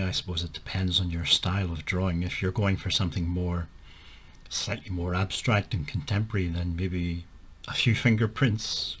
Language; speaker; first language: English; native; English